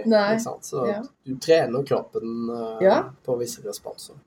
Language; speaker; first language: Norwegian; native; Norwegian